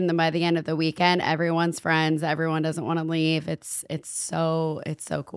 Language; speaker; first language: English; native; English